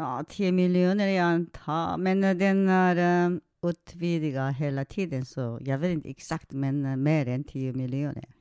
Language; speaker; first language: Swedish; non-native, fluent; Korean